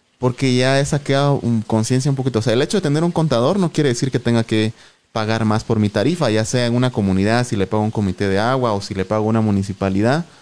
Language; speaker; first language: Spanish; native; Spanish